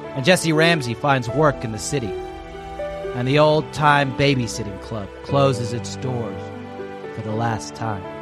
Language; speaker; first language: English; native; English